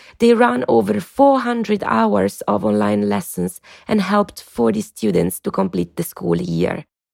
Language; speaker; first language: English; non-native, fluent; Italian